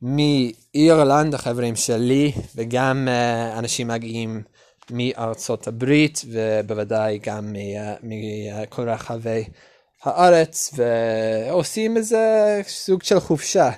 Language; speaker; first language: Hebrew; non-native, learner; English